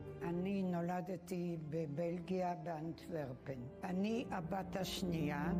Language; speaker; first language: Hebrew; non-native, fluent; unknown